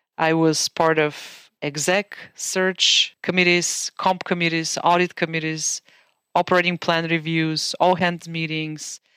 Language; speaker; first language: English; non-native, fluent; Bulgarian